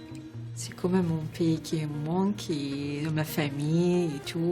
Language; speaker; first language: French; non-native, learner; Arabic